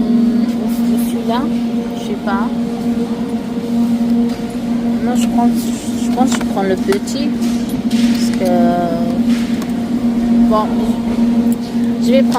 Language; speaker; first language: French; non-native, learner; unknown